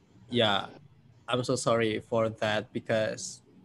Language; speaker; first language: English; non-native, fluent; Indonesian